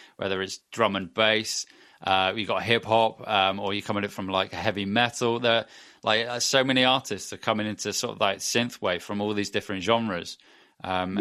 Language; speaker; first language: English; native; English